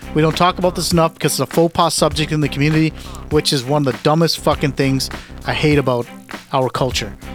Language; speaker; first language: English; early bilingual, other home language; Punjabi